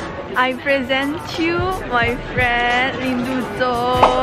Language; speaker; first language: English; non-native, fluent; Chinese